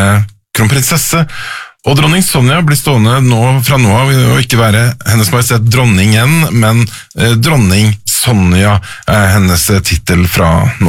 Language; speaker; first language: Norwegian; native; Norwegian